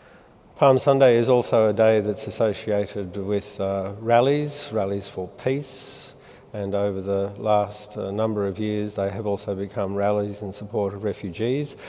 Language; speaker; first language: English; native; English